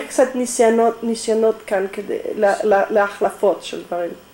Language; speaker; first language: Hebrew; non-native, fluent; English